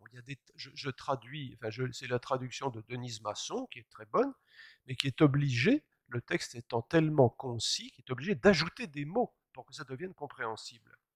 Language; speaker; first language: French; native; French